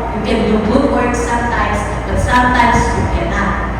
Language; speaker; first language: English; non-native, local second language; Filipino